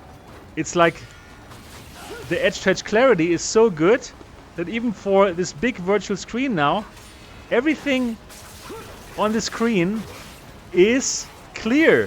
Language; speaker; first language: English; non-native, fluent; German